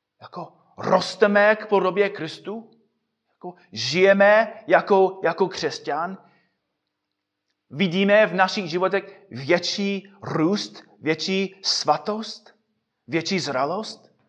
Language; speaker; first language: Czech; non-native, fluent; English